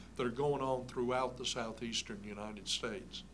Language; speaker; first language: English; native; English